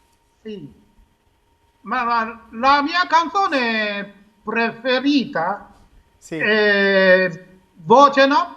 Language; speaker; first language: Italian; non-native, learner; Japanese